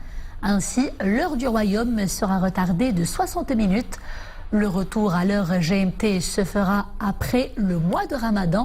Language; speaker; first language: French; non-native, local second language; Arabic